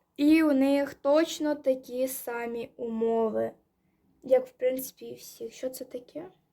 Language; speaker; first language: Ukrainian; non-native, local second language; Russian